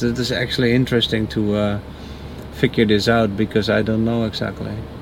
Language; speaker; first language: English; non-native, fluent; Dutch